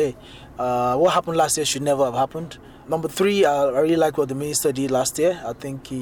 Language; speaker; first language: English; non-native, local second language; Yoruba